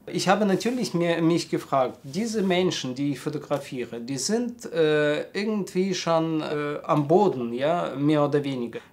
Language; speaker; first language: German; non-native, fluent; Russian